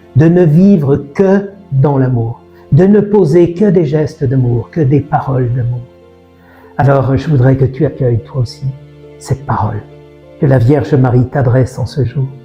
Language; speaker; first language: French; native; French